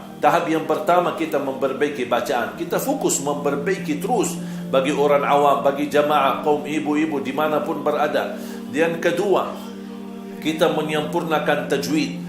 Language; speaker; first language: Malay; non-native, fluent; Arabic